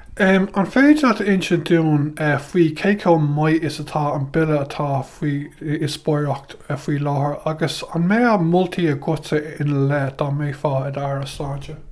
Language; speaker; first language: Irish; non-native, local second language; English